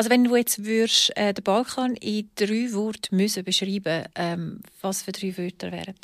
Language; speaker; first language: German; native; German